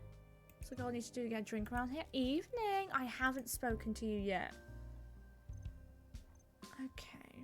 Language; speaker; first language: English; native; English